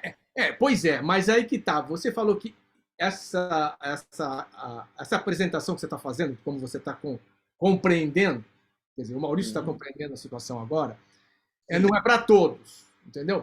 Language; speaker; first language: Portuguese; native; Portuguese